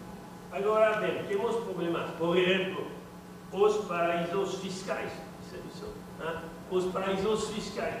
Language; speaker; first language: Portuguese; non-native, learner; French